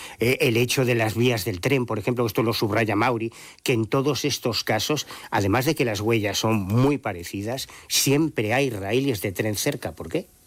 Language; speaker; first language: Spanish; native; Spanish